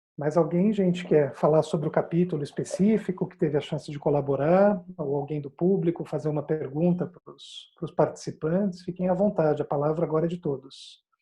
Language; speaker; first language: Portuguese; native; Portuguese